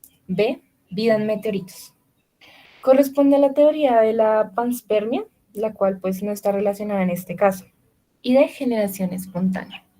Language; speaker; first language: Spanish; native; Spanish